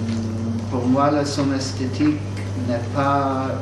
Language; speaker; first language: French; non-native, fluent; English